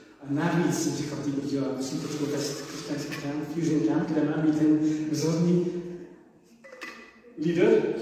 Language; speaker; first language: Czech; non-native, learner; English